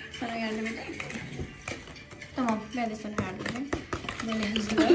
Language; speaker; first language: Turkish; non-native, fluent; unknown